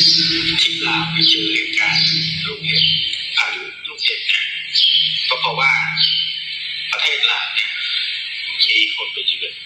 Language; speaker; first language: Thai; native; Thai